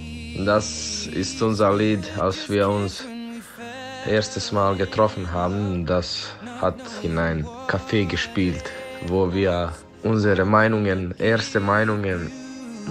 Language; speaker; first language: German; non-native, learner; Bosnian